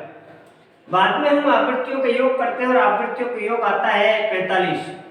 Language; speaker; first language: Hindi; native; Hindi